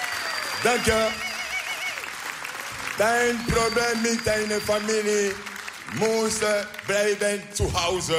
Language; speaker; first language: Dutch; non-native, learner; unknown